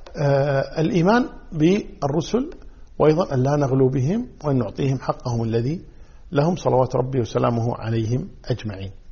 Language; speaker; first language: Arabic; native; Arabic